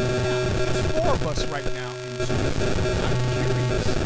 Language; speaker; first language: English; native; English